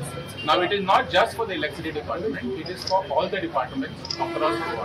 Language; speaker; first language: English; non-native, local second language; Konkani